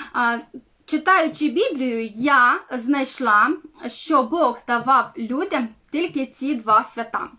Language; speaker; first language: Ukrainian; non-native, local second language; Romanian